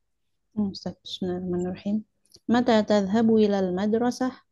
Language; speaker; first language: Arabic; non-native, learner; Indonesian